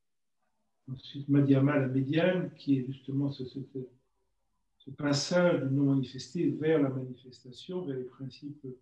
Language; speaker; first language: French; native; French